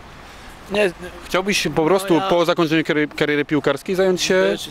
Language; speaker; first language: Polish; native; Polish